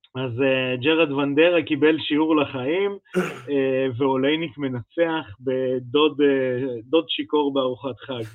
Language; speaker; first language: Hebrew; early bilingual, other home language; Russian